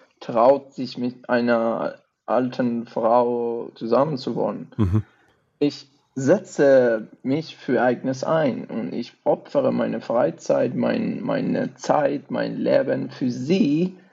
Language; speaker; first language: German; non-native, fluent; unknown